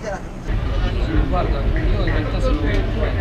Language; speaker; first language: Italian; native; Italian